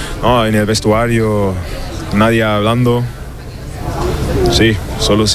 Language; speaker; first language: Spanish; non-native, learner; German